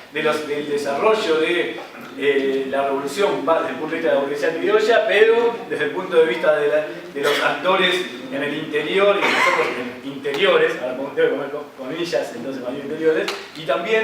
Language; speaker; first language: Spanish; native; Spanish